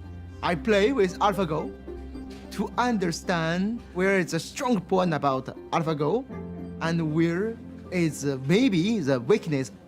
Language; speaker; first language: English; non-native, learner; Chinese